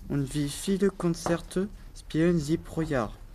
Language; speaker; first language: German; non-native, learner; French